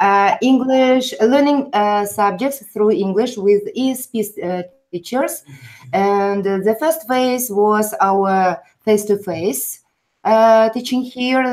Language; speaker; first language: English; non-native, fluent; Uzbek